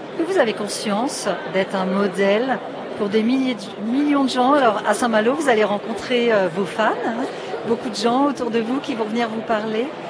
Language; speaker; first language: French; native; French